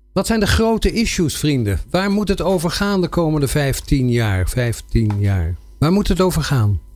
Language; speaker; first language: Dutch; native; Dutch